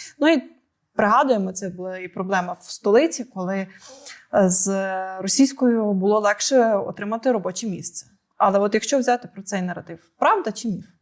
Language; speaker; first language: Ukrainian; native; Ukrainian